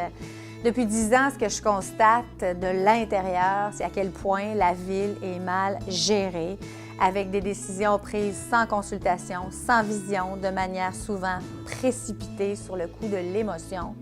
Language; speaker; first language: French; native; French